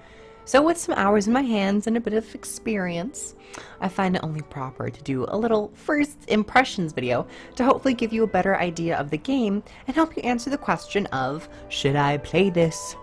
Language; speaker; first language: English; native; English